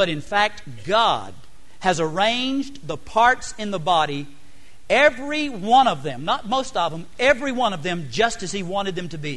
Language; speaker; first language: English; native; English